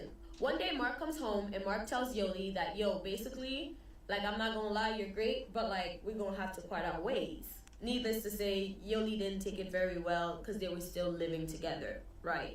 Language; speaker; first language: English; early bilingual, other home language; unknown